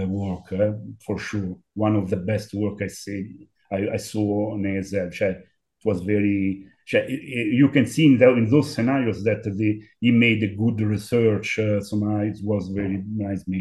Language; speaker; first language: English; non-native, learner; Italian